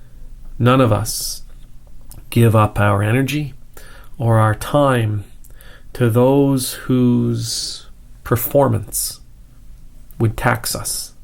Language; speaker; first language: English; native; English